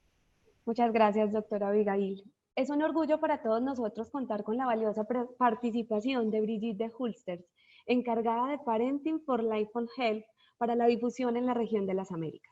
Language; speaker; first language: Spanish; native; Spanish